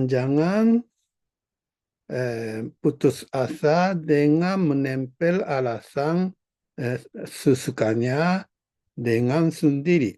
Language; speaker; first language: Indonesian; non-native, fluent; Japanese